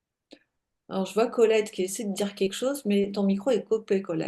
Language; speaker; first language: French; native; French